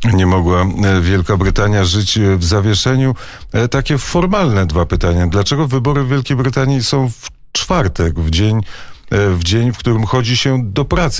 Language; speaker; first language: Polish; native; Polish